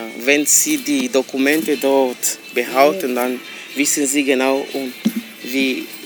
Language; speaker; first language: German; non-native, learner; Portuguese